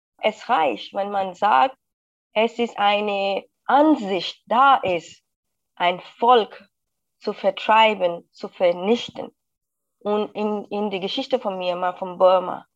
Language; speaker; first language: German; non-native, fluent; Rohingya